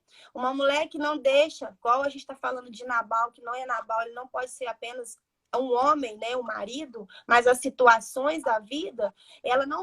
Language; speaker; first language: Portuguese; native; Portuguese